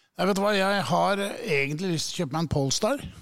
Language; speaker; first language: Norwegian; native; Norwegian